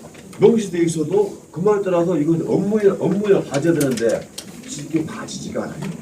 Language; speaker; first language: Korean; native; Korean